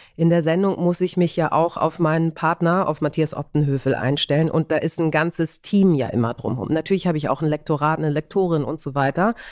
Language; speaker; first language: German; early bilingual, other home language; Greek